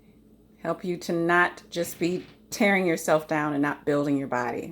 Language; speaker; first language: English; native; English